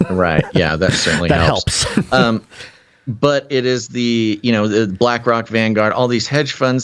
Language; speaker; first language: English; native; English